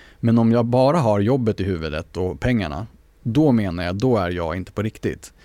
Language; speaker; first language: Swedish; native; Swedish